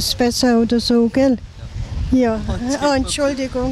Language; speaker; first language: German; native; German